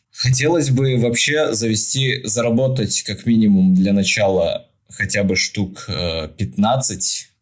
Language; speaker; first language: Russian; non-native, local second language; Tajik